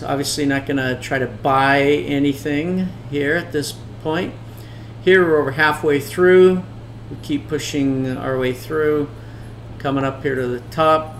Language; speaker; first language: English; native; English